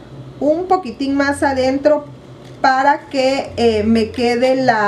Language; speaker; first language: Spanish; native; Spanish